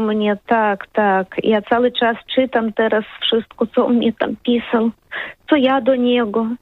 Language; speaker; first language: Polish; non-native, learner; Russian